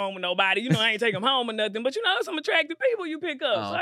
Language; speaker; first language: English; native; English